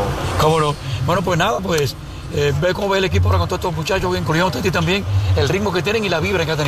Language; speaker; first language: Spanish; native; Spanish